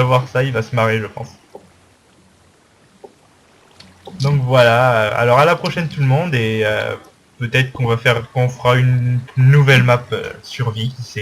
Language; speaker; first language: French; native; French